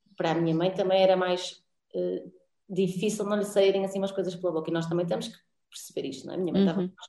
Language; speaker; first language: Portuguese; native; Portuguese